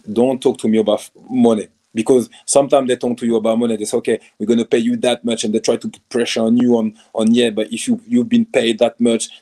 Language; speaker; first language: English; non-native, fluent; French